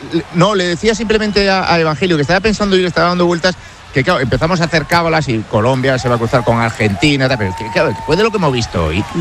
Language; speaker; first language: Spanish; native; Spanish